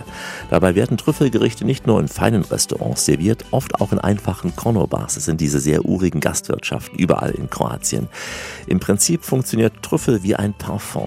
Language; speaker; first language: German; native; German